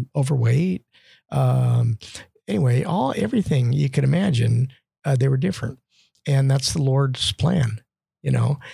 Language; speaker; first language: English; native; English